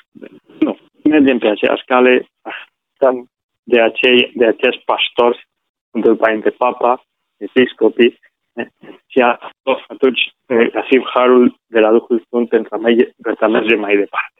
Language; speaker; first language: Romanian; non-native, fluent; Spanish